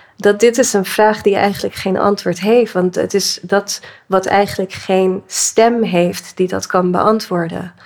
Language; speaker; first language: Dutch; early bilingual, other home language; English